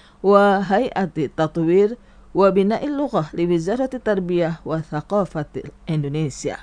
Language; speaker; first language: Arabic; non-native, fluent; Indonesian